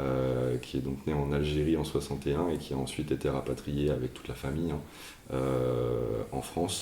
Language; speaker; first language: French; native; French